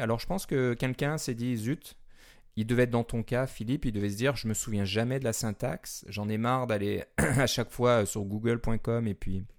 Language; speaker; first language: French; native; French